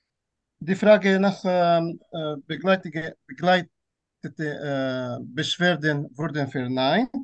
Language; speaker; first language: German; non-native, fluent; Turkish